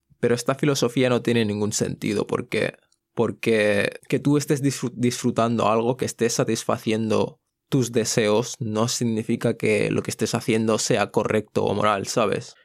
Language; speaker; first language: Spanish; early bilingual, other home language; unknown